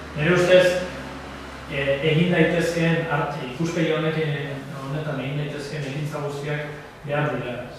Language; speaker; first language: Basque; native; Basque